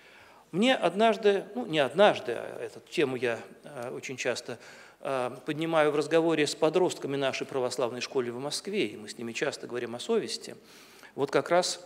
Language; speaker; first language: Russian; native; Russian